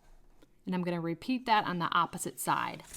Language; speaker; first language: English; native; English